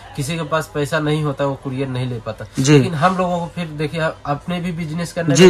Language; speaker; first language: Hindi; native; Hindi